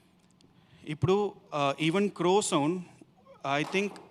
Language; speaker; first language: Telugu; non-native, learner; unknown